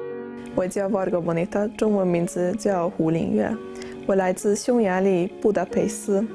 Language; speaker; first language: Chinese; non-native, fluent; Hungarian